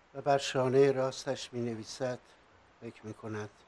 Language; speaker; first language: Persian; native; Persian